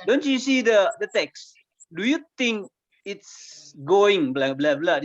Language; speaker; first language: English; non-native, fluent; Indonesian